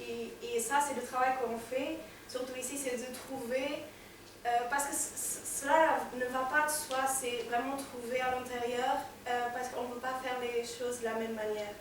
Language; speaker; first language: French; non-native, fluent; Portuguese